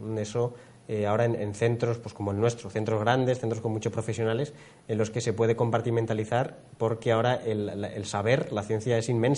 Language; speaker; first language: Spanish; native; Spanish